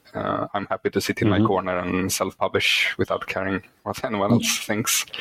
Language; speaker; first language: English; non-native, fluent; Swedish